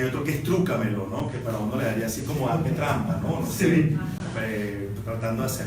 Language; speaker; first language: Spanish; native; Spanish